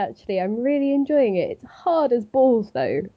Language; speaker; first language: English; native; English